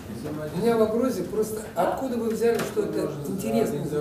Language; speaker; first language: Russian; native; Russian